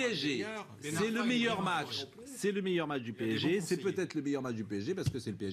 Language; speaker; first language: French; native; French